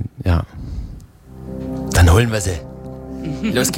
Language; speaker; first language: German; native; German